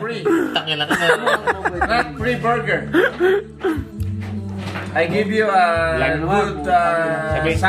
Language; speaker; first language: English; non-native, local second language; Filipino